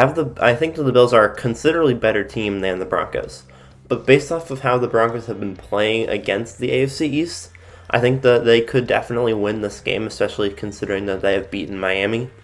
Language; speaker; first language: English; native; English